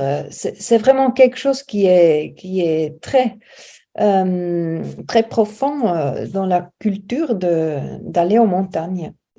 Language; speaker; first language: French; non-native, fluent; German